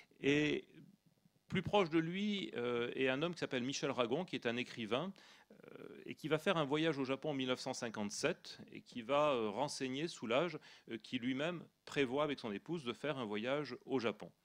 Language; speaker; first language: French; native; French